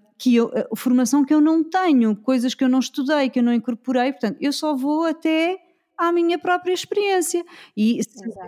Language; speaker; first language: Portuguese; native; Portuguese